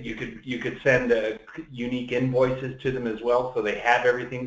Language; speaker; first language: English; native; English